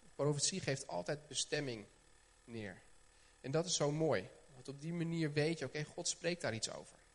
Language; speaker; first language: Dutch; native; Dutch